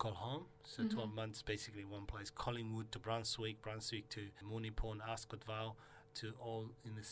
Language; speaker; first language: English; non-native, fluent; Somali